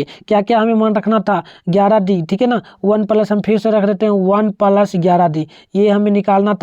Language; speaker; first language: Hindi; native; Hindi